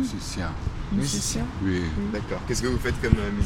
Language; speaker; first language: French; native; French